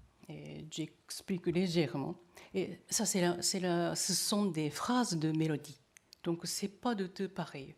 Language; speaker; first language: French; non-native, learner; Japanese